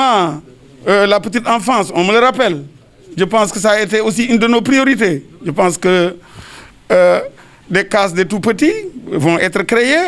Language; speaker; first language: French; non-native, local second language; Wolof